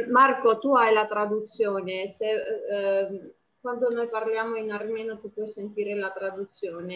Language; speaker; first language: Italian; non-native, fluent; Armenian